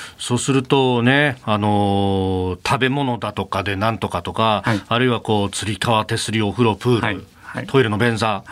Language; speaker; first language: Japanese; native; Japanese